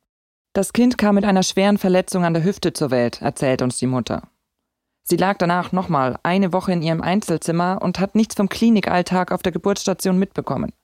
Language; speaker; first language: German; native; German